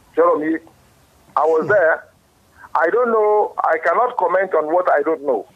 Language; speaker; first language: English; non-native, local second language; Yoruba